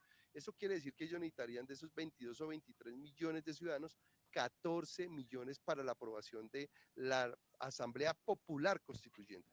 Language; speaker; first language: Spanish; native; Spanish